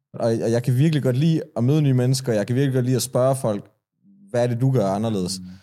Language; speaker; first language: Danish; early bilingual, other home language; Persian